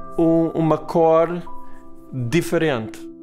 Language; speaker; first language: Portuguese; non-native, fluent; English